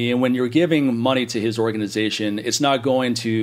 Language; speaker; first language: English; native; English